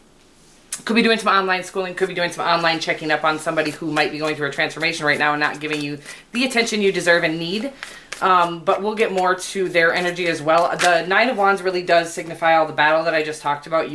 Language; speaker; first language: English; native; English